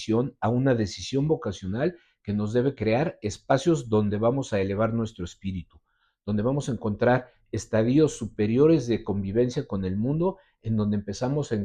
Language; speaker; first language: Spanish; native; Spanish